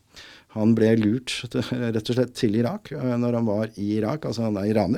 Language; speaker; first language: Norwegian; native; Norwegian